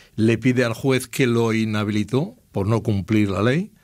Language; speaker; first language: Spanish; native; Spanish